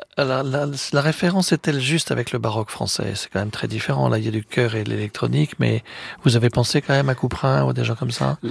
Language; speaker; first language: French; native; French